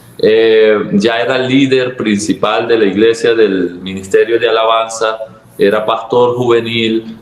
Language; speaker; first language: Spanish; early bilingual, other home language; Arabic